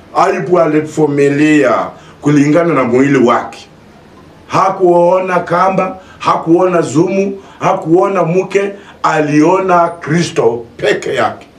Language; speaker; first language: Swahili; non-native, local second language; Luyia